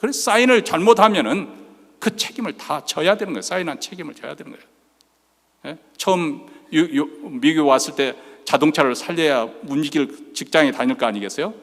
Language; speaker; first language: Korean; native; Korean